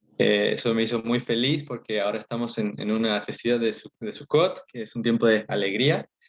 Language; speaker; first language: Spanish; early bilingual, heritage; Spanish